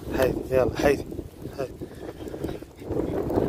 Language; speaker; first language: Arabic; native; Arabic